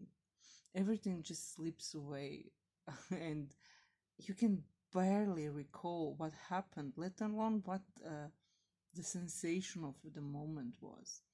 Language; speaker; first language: English; non-native, fluent; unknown